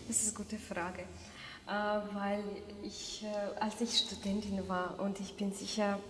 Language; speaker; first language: German; non-native, fluent; Russian